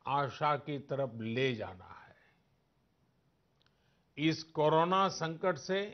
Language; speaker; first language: Hindi; non-native, local second language; Gujarati